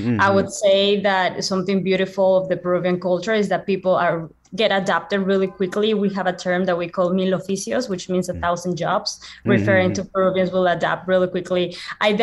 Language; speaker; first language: English; non-native, fluent; Spanish